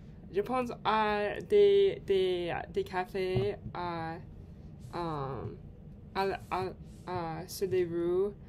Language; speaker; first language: French; non-native, learner; English